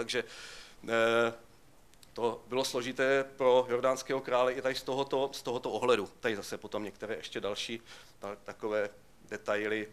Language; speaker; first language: Czech; native; Czech